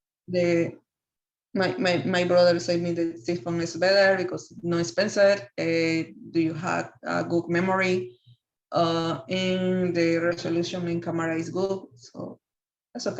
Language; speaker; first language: English; non-native, learner; Spanish